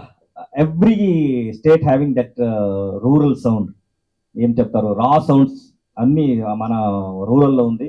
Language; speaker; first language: Telugu; non-native, learner; Kannada